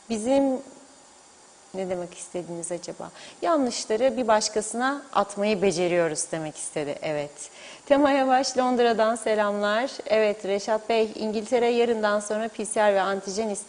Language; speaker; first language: Turkish; native; Turkish